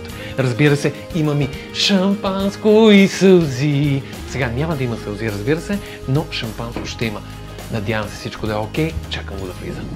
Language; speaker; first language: Bulgarian; native; Bulgarian